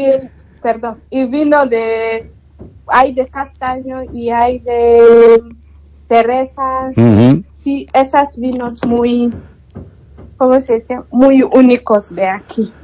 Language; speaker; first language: Spanish; non-native, learner; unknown